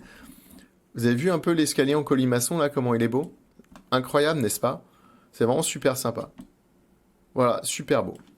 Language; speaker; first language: French; native; French